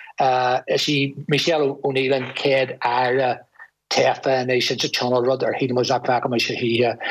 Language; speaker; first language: Irish; non-native, local second language; English